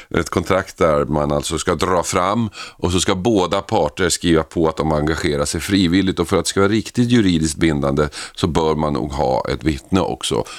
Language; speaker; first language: Swedish; native; Swedish